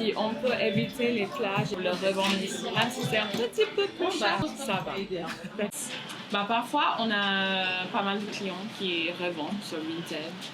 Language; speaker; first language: French; early bilingual, heritage; French